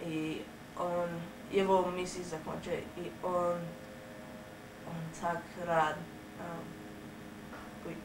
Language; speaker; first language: Russian; non-native, learner; English